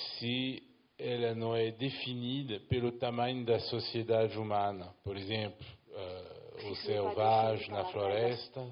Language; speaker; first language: Portuguese; non-native, fluent; French